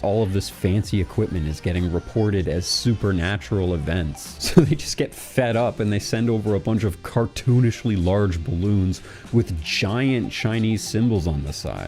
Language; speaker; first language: English; native; English